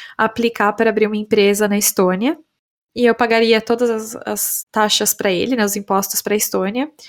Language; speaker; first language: Portuguese; native; Portuguese